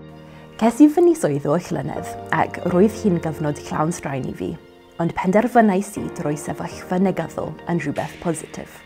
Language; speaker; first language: Welsh; non-native, learner; English